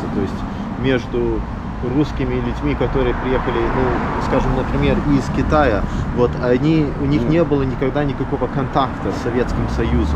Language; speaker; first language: Russian; early bilingual, heritage; Russian